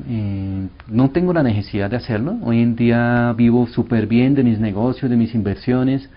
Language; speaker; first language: Spanish; early bilingual, other home language; Korean